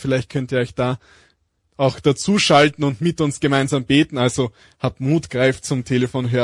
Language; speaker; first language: German; native; German